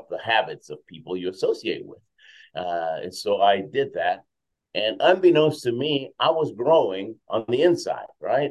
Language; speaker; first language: English; early bilingual, other home language; Spanish